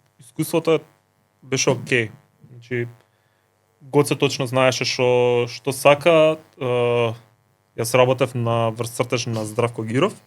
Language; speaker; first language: Macedonian; native; Macedonian